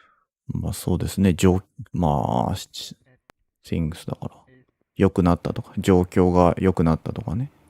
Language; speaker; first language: Japanese; native; Japanese